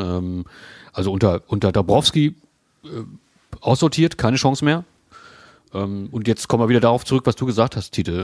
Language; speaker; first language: German; native; German